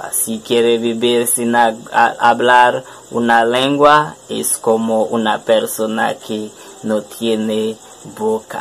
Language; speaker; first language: Spanish; non-native, learner; French